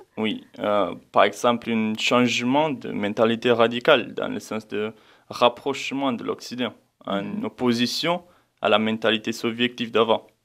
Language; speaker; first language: French; non-native, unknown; Romanian